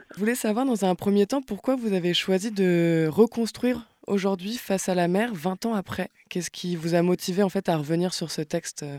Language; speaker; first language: French; native; French